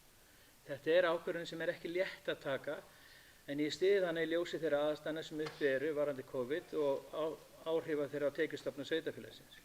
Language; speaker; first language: Icelandic; native; Icelandic